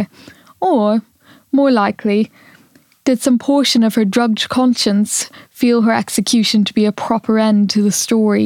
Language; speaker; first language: English; native; English